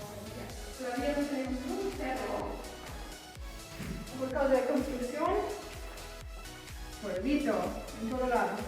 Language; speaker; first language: Spanish; non-native, fluent; German